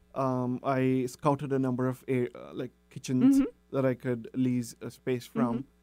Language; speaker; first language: English; non-native, local second language; Telugu